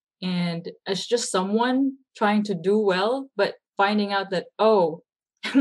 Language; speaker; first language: English; early bilingual, other home language; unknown